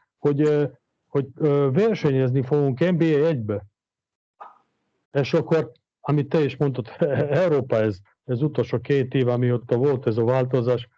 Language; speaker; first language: Hungarian; non-native, fluent; Serbian